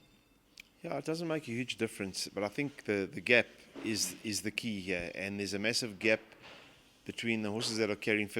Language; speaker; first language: English; native; English